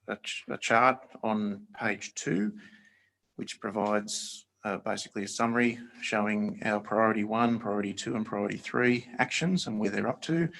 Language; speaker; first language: English; native; English